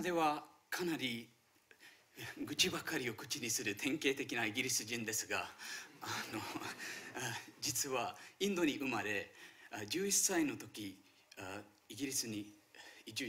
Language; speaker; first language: Japanese; non-native, fluent; Marathi